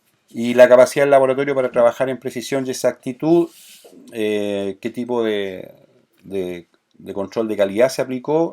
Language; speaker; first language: Spanish; native; Spanish